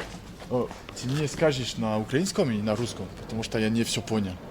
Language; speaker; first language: Russian; non-native, learner; French